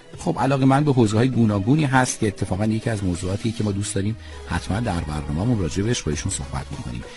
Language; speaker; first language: Persian; native; Persian